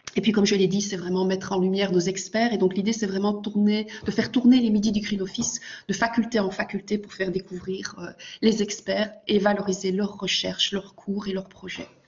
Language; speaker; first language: French; native; French